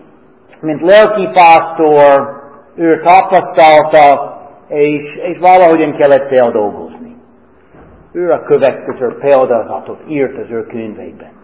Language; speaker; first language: Hungarian; non-native, fluent; English